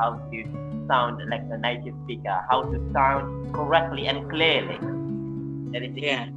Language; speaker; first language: English; non-native, fluent; Indonesian